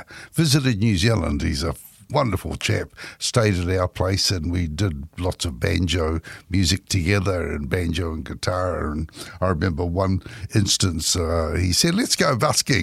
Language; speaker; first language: English; native; English